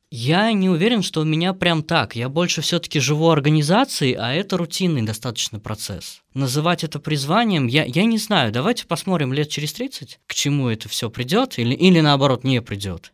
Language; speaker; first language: Russian; native; Russian